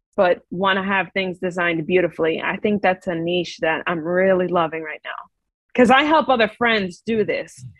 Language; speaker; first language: English; native; English